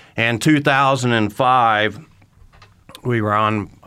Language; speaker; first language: English; native; English